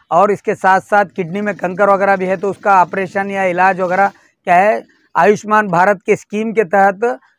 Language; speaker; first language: Hindi; non-native, local second language; Urdu